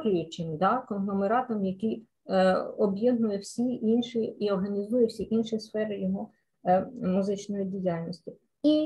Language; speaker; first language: Ukrainian; native; Ukrainian